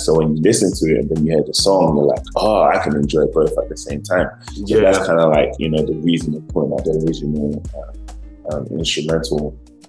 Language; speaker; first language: English; native; English